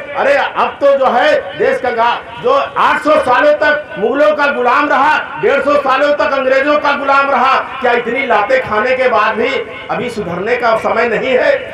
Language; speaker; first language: Hindi; native; Hindi